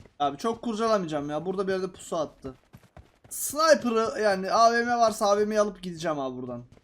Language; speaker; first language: Turkish; native; Turkish